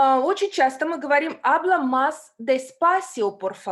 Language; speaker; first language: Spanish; non-native, fluent; Russian